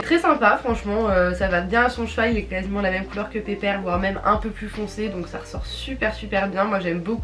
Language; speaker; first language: French; native; French